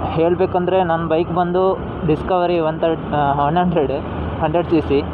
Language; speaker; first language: Kannada; non-native, local second language; Tulu